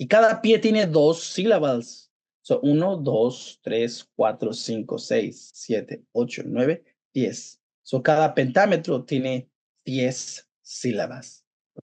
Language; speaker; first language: Spanish; early bilingual, heritage; Spanish